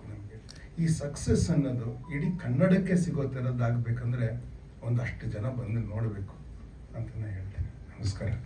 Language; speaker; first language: Kannada; native; Kannada